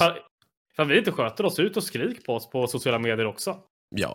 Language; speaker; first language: Swedish; native; Swedish